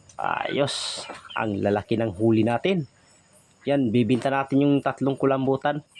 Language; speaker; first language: Filipino; non-native, local second language; Cebuano